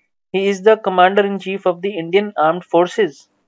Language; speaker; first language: English; non-native, local second language; Hindi